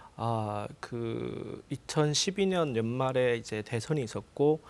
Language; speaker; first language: Korean; native; Korean